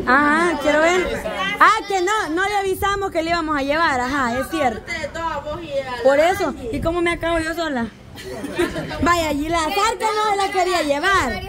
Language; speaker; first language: Spanish; native; Spanish